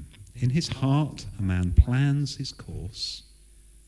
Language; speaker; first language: English; native; English